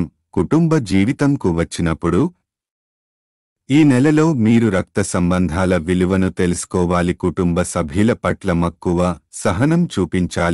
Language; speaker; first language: Telugu; native; Telugu